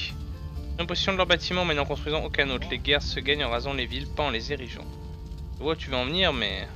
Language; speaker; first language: French; native; French